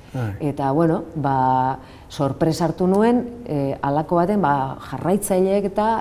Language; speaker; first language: Basque; non-native, local second language; Spanish